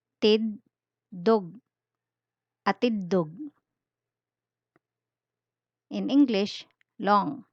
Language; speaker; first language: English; non-native, local second language; Filipino